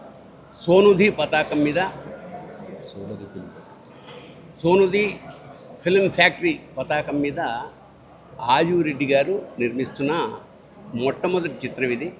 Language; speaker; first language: Telugu; native; Telugu